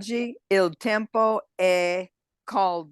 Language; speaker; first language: Italian; non-native, learner; English